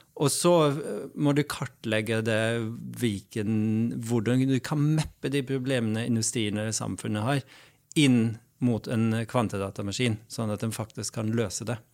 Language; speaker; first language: Norwegian; non-native, fluent; Dutch